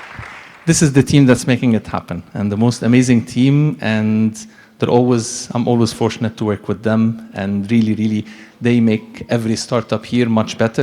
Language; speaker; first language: English; non-native, fluent; Arabic